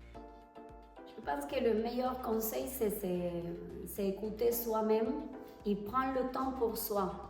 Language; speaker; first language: French; non-native, fluent; Spanish